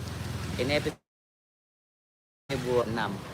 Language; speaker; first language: Indonesian; native; Indonesian